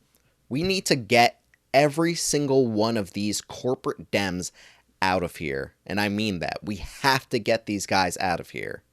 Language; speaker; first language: English; native; English